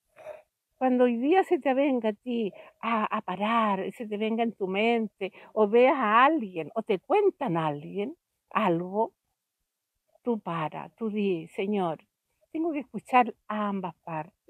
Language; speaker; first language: Spanish; native; Spanish